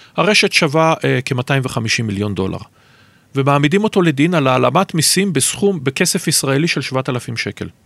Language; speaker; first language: Hebrew; native; Hebrew